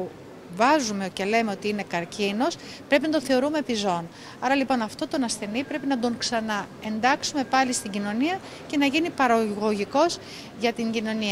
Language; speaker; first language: Greek; native; Greek